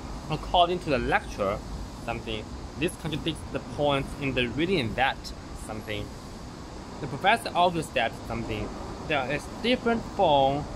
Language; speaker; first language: English; non-native, fluent; Chinese